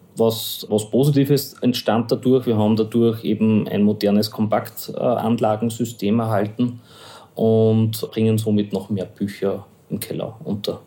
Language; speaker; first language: German; native; German